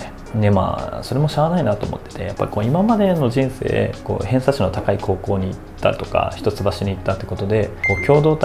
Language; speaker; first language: Japanese; native; Japanese